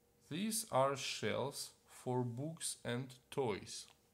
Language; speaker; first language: English; non-native, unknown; Ukrainian